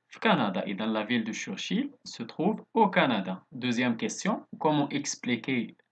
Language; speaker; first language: French; non-native, local second language; Arabic